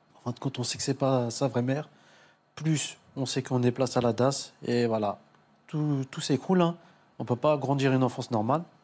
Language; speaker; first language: French; early bilingual, other home language; Arabic